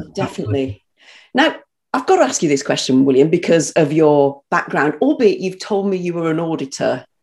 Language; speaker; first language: English; native; English